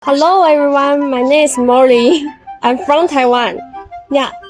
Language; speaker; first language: English; non-native, learner; Chinese